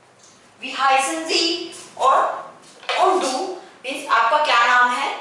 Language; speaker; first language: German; non-native, fluent; Hindi